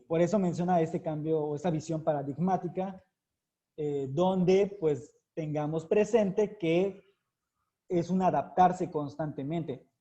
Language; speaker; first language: Spanish; native; Spanish